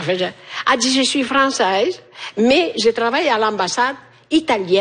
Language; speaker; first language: French; non-native, fluent; Italian